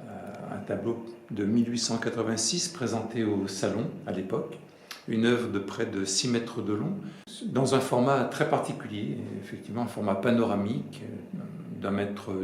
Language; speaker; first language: French; native; French